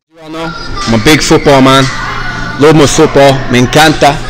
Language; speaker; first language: English; native; English